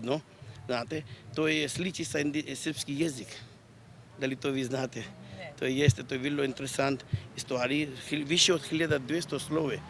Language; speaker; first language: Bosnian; non-native, learner; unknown